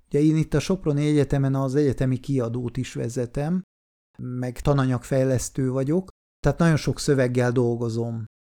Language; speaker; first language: Hungarian; non-native, fluent; Swiss German